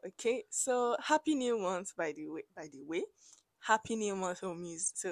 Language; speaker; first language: English; non-native, local second language; Yoruba